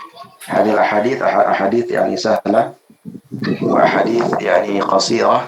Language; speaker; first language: Arabic; non-native, fluent; Indonesian